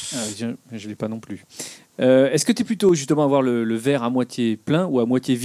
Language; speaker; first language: French; native; French